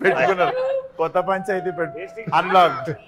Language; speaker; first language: Telugu; native; Telugu